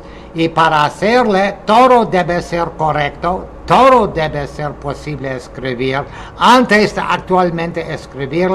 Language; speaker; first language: Spanish; non-native, fluent; English